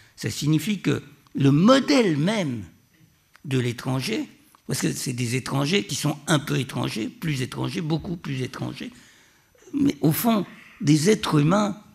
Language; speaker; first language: French; native; French